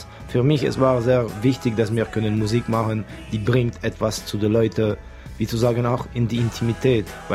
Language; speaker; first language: German; non-native, local second language; French